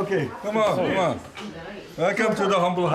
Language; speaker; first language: English; non-native, learner; Korean